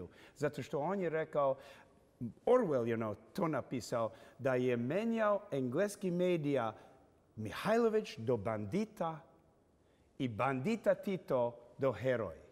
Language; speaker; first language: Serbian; early bilingual, heritage; English